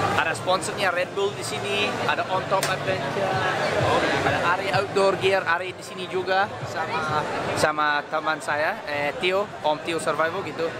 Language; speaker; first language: Indonesian; non-native, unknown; English